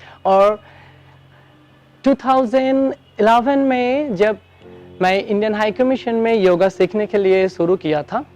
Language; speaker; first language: Hindi; non-native, fluent; Bangla